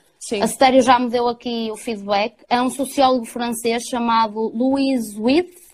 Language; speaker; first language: Portuguese; native; Portuguese